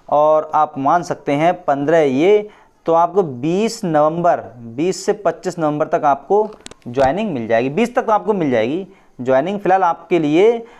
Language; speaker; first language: Hindi; native; Hindi